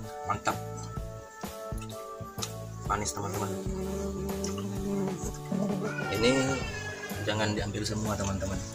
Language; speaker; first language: Indonesian; native; Indonesian